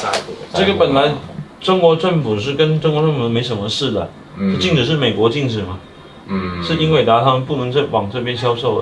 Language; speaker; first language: Chinese; native; Chinese